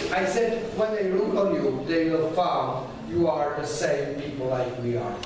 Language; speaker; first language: English; non-native, learner; Czech